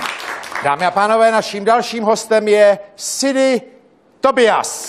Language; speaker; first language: Czech; native; Czech